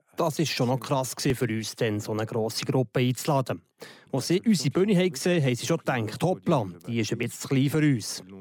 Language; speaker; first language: German; non-native, local second language; French